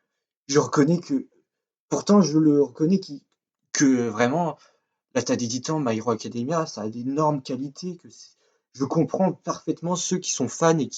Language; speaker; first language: French; native; French